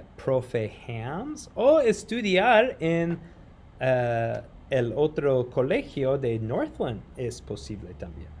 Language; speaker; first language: Spanish; non-native, fluent; English